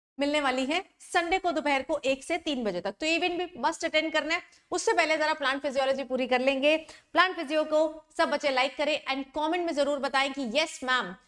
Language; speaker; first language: Hindi; native; Hindi